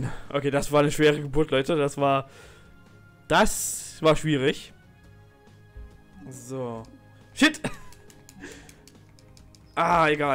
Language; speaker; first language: German; native; German